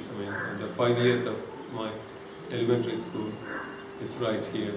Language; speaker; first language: English; non-native, local second language; Tamil